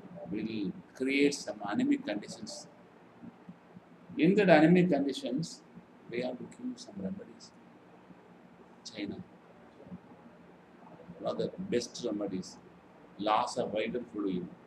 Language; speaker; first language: English; non-native, local second language; Tamil